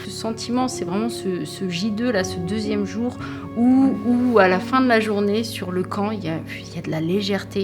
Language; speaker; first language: French; native; French